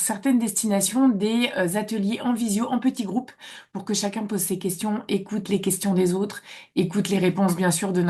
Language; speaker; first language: French; native; French